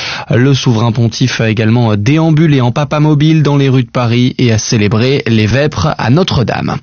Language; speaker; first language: French; native; French